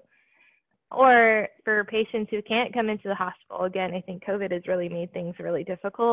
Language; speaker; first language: English; native; English